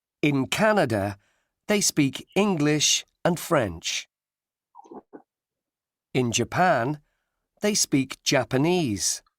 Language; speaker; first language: English; non-native, learner; Spanish